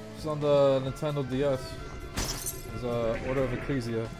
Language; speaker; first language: English; native; English